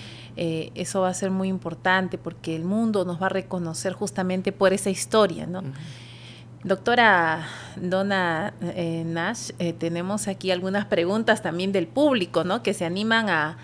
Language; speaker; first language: Spanish; native; Spanish